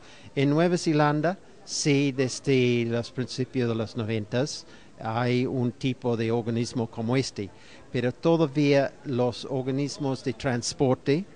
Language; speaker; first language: Spanish; non-native, fluent; English